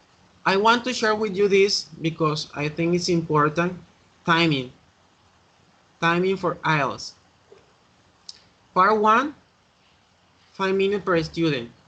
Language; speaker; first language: English; non-native, learner; Spanish